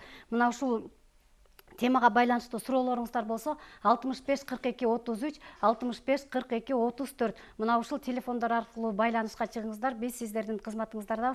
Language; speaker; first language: Kyrgyz; native; Kyrgyz